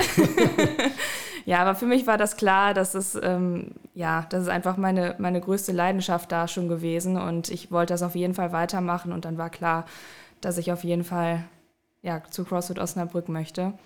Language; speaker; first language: German; native; German